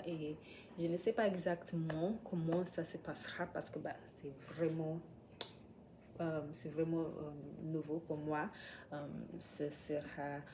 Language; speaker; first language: French; non-native, learner; English